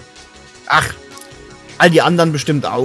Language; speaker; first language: German; native; German